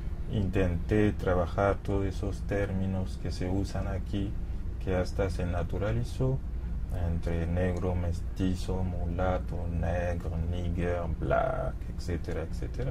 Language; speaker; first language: Spanish; non-native, fluent; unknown